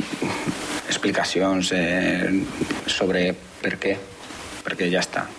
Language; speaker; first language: Catalan; non-native, fluent; Spanish